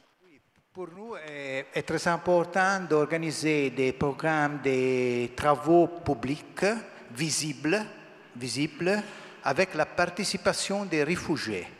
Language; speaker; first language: French; non-native, fluent; Italian